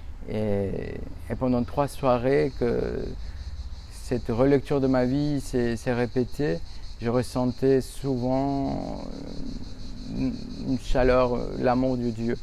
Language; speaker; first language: French; non-native, fluent; Spanish